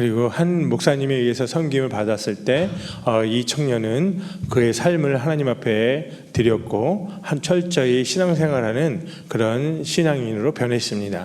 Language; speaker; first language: Korean; native; Korean